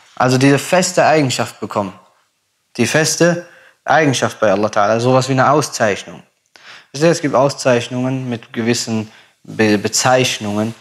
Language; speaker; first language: German; non-native, fluent; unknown